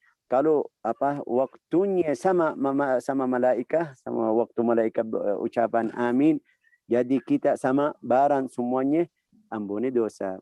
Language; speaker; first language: Indonesian; non-native, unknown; Arabic